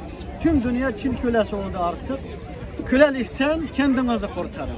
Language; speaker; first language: Turkish; non-native, fluent; Uyghur